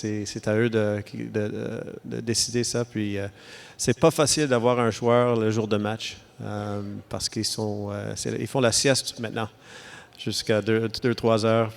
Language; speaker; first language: French; non-native, local second language; English